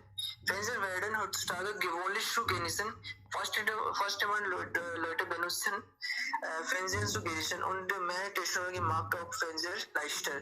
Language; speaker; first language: German; non-native, learner; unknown